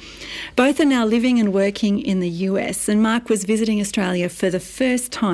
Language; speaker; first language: English; native; English